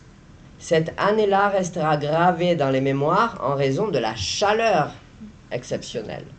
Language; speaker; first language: French; native; French